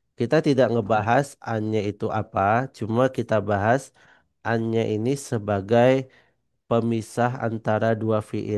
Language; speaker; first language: Indonesian; non-native, fluent; Banjar